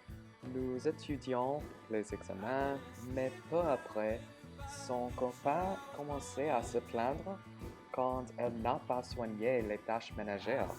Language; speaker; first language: French; non-native, learner; English